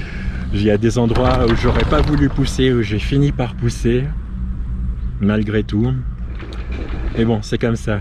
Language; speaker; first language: French; native; French